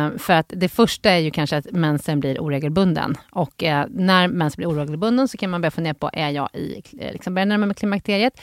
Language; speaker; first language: Swedish; native; Swedish